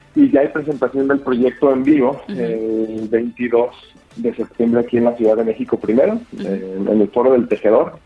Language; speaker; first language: Spanish; native; Spanish